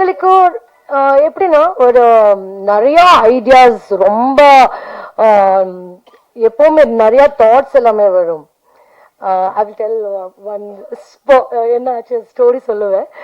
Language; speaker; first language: Tamil; non-native, learner; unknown